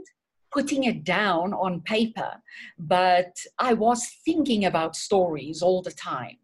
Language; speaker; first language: English; non-native, fluent; Portuguese